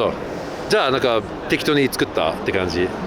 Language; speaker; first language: Japanese; non-native, fluent; English